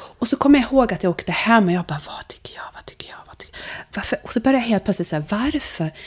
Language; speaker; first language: Swedish; native; Swedish